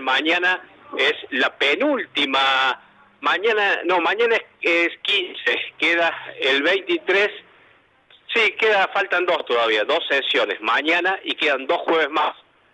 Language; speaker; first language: Spanish; native; Spanish